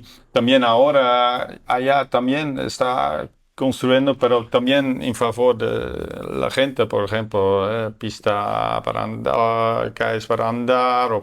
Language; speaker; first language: Spanish; non-native, learner; Dutch